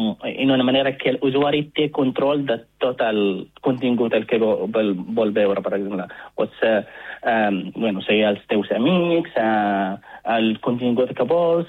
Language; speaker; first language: Catalan; non-native, fluent; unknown